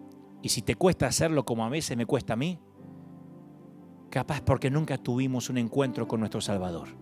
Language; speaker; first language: Spanish; native; Spanish